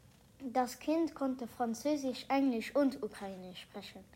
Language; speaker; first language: German; non-native, local second language; Luxembourgish